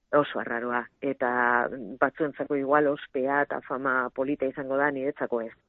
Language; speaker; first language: Basque; non-native, local second language; Spanish